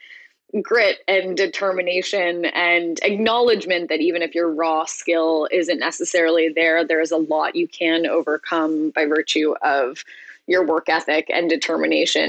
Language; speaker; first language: English; native; English